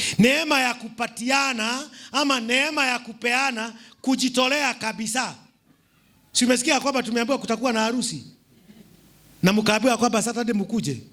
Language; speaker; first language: Swahili; non-native, local second language; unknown